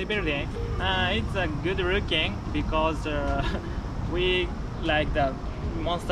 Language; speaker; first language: English; non-native, learner; Japanese